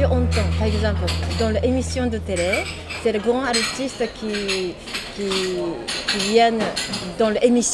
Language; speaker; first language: French; non-native, learner; Japanese